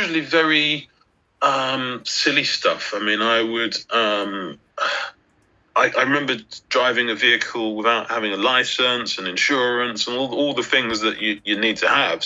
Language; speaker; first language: English; native; English